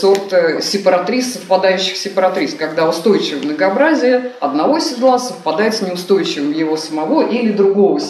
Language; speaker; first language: Russian; native; Russian